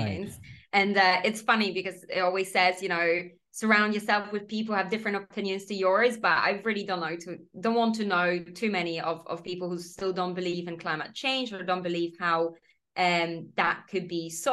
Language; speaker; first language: English; non-native, fluent; Polish